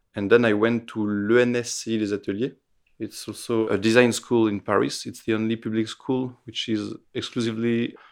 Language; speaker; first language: English; non-native, fluent; French